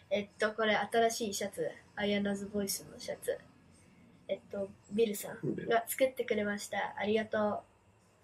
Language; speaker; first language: Japanese; early bilingual, heritage; Japanese